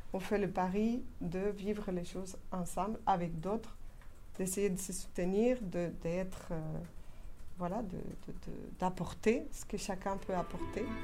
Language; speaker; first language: French; non-native, fluent; Spanish